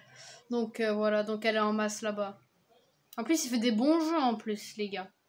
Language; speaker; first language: French; native; French